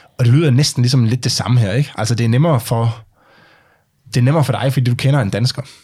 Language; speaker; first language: Danish; native; Danish